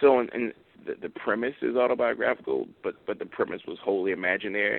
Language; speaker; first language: English; native; English